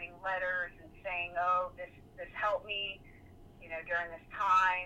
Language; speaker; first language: English; native; English